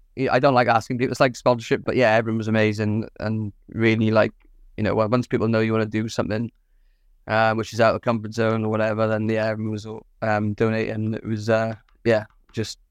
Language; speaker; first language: English; native; English